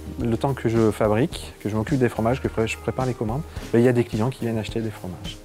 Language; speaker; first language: French; native; French